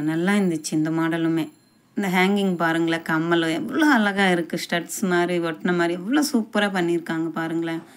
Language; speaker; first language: Tamil; non-native, local second language; Telugu